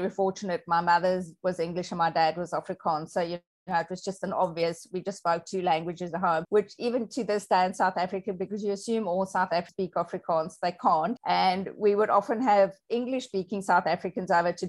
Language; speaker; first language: English; native; English